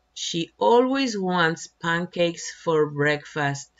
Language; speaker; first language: English; non-native, fluent; Spanish